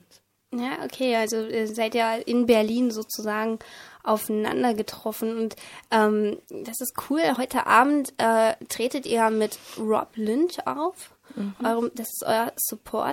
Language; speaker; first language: German; native; German